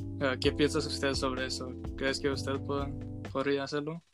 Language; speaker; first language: Spanish; early bilingual, heritage; Spanish